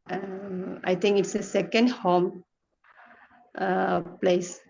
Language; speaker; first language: English; non-native, local second language; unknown